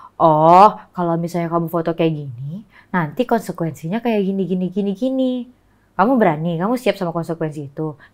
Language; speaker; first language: Indonesian; native; Indonesian